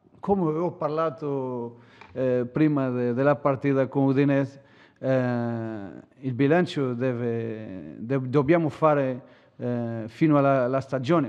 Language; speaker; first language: Italian; non-native, learner; Portuguese